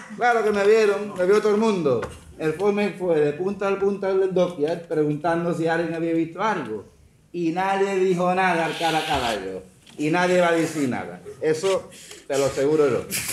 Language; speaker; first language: Spanish; native; Spanish